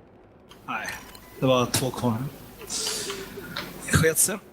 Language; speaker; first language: Swedish; native; Swedish